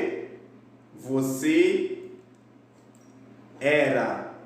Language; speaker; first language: Portuguese; non-native, fluent; Haitian Creole